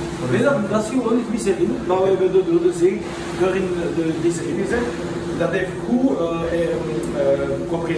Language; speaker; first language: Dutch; non-native, local second language; French